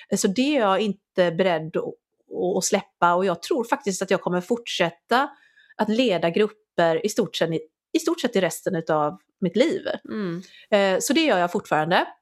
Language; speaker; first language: Swedish; native; Swedish